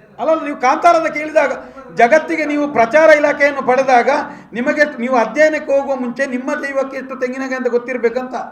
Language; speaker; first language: Kannada; non-native, local second language; Tulu